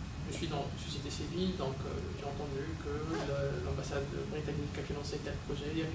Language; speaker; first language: French; non-native, local second language; Arabic